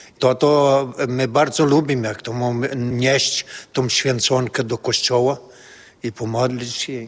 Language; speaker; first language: Polish; early bilingual, heritage; Polish